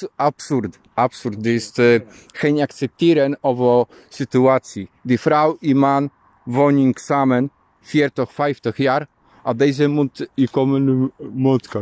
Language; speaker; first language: Dutch; non-native, learner; Polish